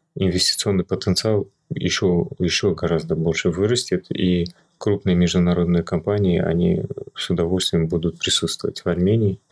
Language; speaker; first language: Russian; early bilingual, other home language; Armenian